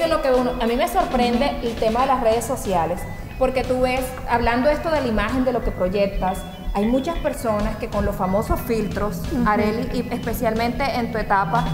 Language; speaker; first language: Spanish; native; Spanish